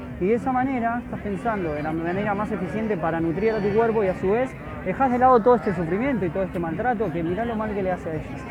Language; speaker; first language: Spanish; native; Spanish